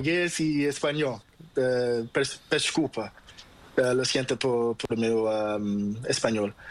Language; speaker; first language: Spanish; non-native, learner; Portuguese